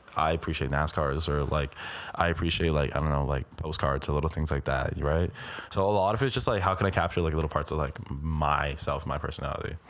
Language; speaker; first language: English; native; English